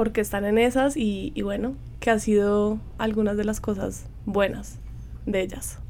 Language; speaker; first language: Spanish; native; Spanish